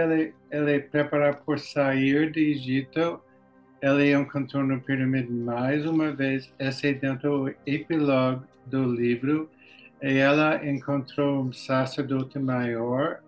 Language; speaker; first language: Portuguese; non-native, learner; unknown